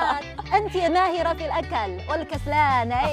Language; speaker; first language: Arabic; non-native, learner; Chinese